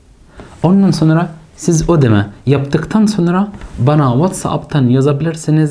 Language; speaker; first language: Turkish; non-native, fluent; Arabic